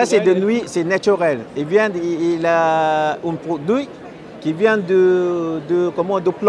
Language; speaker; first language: French; non-native, learner; Malay